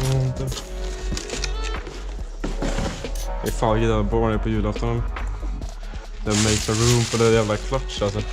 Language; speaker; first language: Swedish; native; Swedish